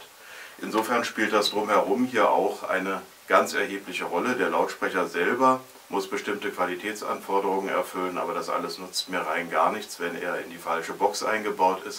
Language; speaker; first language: German; native; German